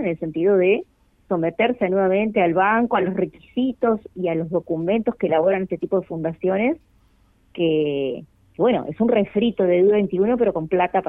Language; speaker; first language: Spanish; native; Spanish